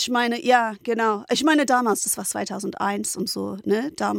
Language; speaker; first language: German; non-native, fluent; English